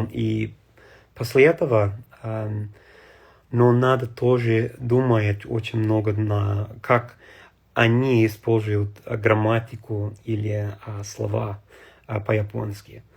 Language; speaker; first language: Russian; non-native, learner; English